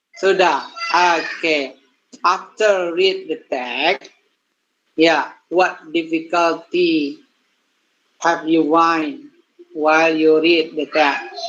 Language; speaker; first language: English; non-native, learner; Indonesian